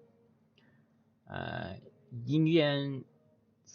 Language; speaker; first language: Chinese; non-native, learner; English